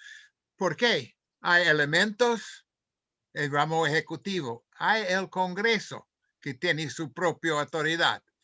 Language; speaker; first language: Spanish; non-native, fluent; English